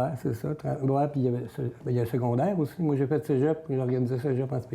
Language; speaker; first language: French; native; French